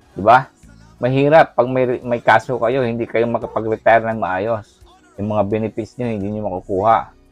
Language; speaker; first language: Filipino; non-native, local second language; Cebuano